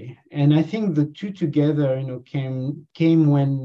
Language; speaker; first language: English; non-native, fluent; French